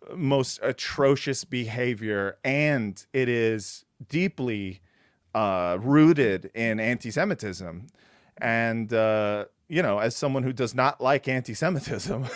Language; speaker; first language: English; native; English